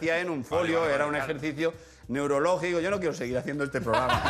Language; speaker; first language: Spanish; native; Spanish